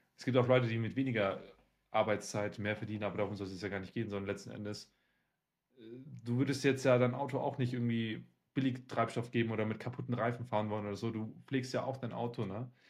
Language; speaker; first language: German; early bilingual, other home language; Russian